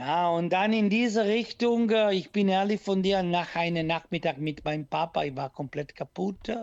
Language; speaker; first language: German; non-native, learner; Italian